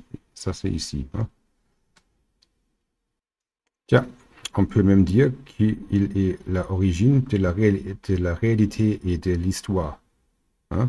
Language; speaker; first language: French; non-native, learner; German